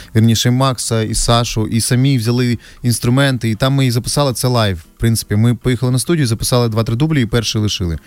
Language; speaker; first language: Ukrainian; native; Ukrainian